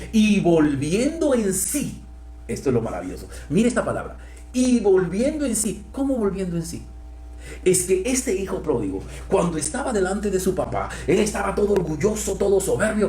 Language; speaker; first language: Spanish; native; Spanish